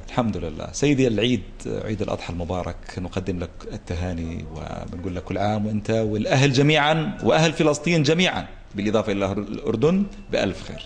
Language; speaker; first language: Arabic; native; Arabic